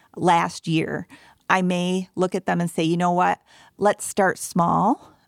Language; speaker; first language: English; native; English